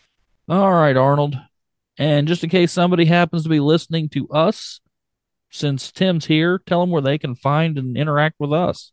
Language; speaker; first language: English; native; English